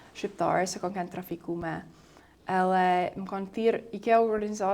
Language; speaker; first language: Albanian; early bilingual, heritage; Albanian